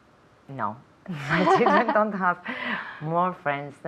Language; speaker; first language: English; non-native, learner; Spanish